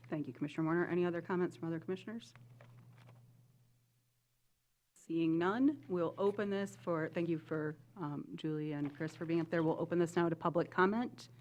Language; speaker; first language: English; native; English